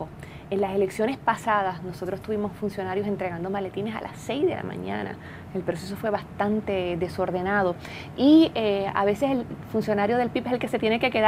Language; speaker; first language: Spanish; native; Spanish